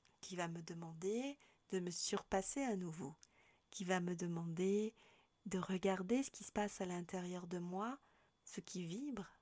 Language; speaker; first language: French; native; French